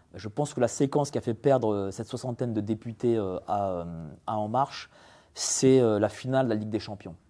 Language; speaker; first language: French; early bilingual, other home language; Polish